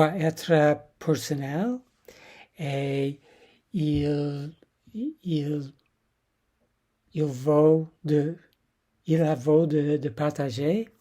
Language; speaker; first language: French; non-native, learner; English